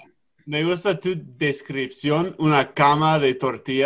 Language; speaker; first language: Spanish; non-native, learner; English